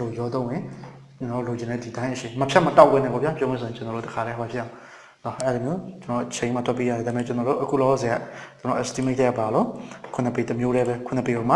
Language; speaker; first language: Burmese; native; Burmese